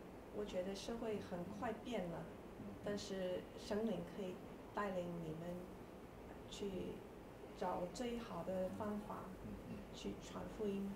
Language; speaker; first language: Chinese; early bilingual, heritage; English